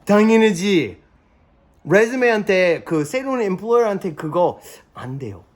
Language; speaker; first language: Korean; non-native, learner; English